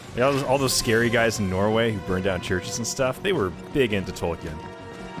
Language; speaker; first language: English; native; English